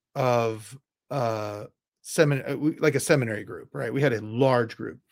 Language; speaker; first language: English; native; English